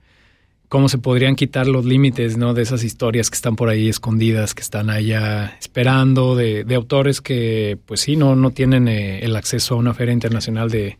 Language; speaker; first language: Spanish; native; Spanish